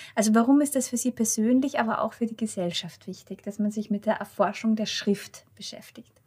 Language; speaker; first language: German; native; German